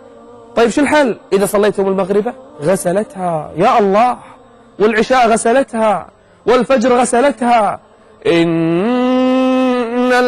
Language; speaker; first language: Arabic; native; Arabic